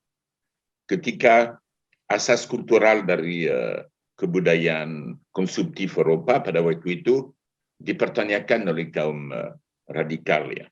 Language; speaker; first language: Indonesian; non-native, fluent; French